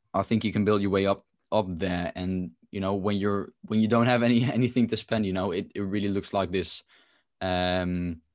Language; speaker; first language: English; non-native, fluent; Dutch